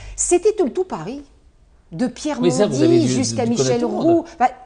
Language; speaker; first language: French; native; French